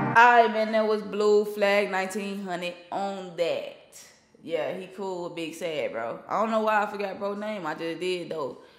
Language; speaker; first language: English; native; English